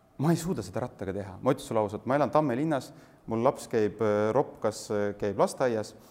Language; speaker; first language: Estonian; non-native, local second language; Russian